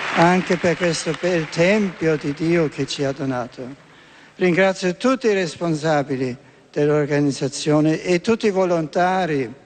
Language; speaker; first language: Italian; non-native, fluent; German